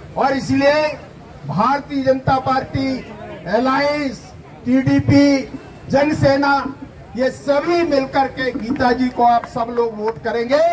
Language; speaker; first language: Hindi; native; Hindi